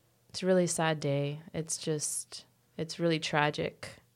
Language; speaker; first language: English; early bilingual, other home language; Spanish